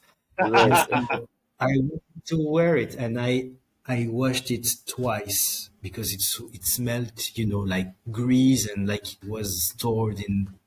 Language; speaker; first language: English; non-native, fluent; French